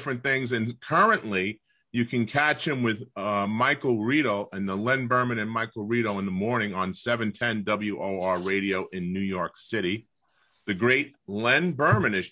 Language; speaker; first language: English; native; English